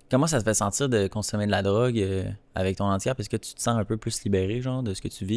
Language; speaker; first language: French; native; French